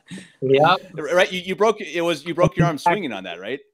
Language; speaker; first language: English; native; English